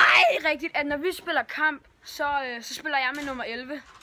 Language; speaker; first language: Danish; native; Danish